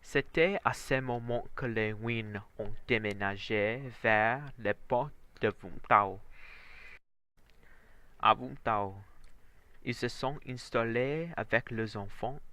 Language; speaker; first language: French; non-native, learner; Vietnamese